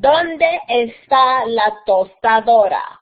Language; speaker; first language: Spanish; non-native, fluent; English